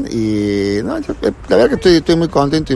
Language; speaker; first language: Spanish; native; Spanish